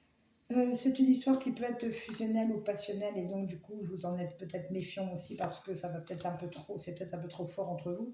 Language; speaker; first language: French; native; French